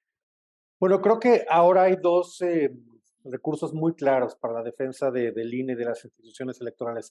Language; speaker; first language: Spanish; native; Spanish